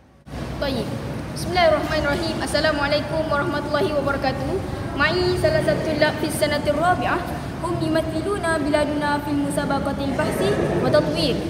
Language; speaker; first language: Arabic; non-native, learner; Malay